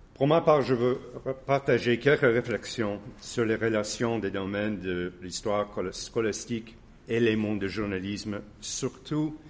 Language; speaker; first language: French; non-native, fluent; English